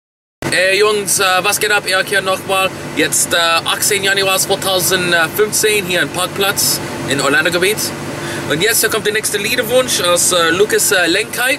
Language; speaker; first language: German; non-native, learner; English